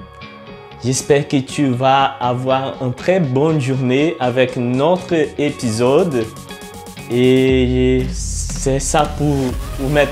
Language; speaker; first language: French; non-native, learner; Portuguese